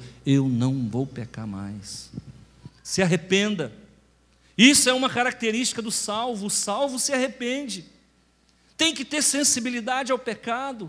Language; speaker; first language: Portuguese; native; Portuguese